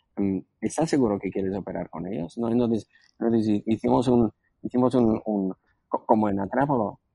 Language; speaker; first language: Spanish; non-native, fluent; Slovak